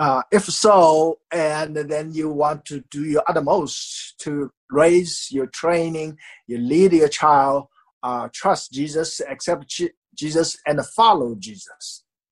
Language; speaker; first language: English; non-native, fluent; Chinese